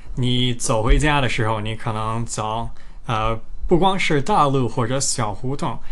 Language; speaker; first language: Chinese; early bilingual, other home language; English